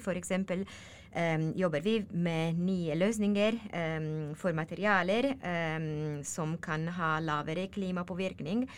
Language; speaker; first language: Norwegian; non-native, learner; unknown